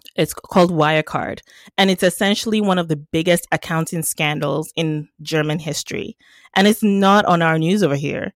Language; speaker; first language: English; non-native, local second language; Yoruba